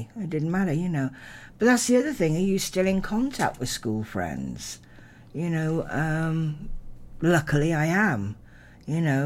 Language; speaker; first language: English; native; English